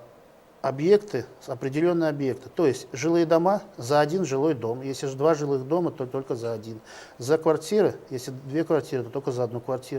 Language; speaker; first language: Russian; native; Russian